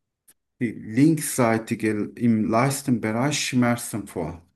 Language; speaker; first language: German; non-native, learner; Turkish